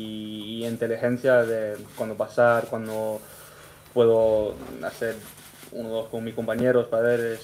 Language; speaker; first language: Spanish; early bilingual, heritage; English